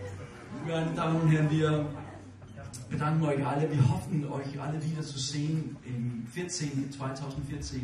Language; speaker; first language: German; non-native, fluent; Danish